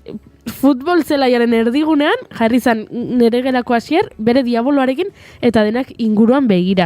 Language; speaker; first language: Basque; native; Basque